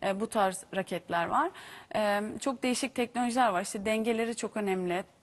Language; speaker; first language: Turkish; native; Turkish